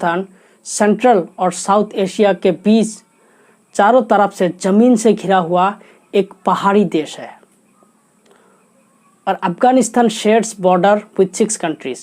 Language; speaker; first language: Hindi; non-native, local second language; Assamese